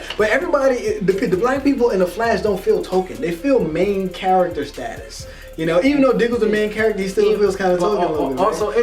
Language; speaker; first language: English; native; English